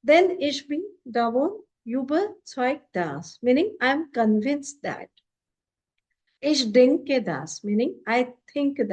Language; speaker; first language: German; non-native, fluent; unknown